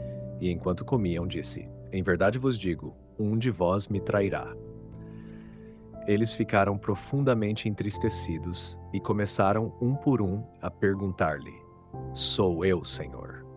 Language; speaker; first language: Portuguese; native; Portuguese